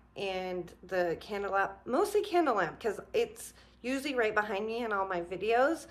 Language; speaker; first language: English; native; English